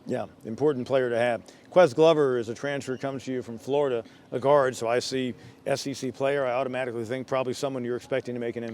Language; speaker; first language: English; native; English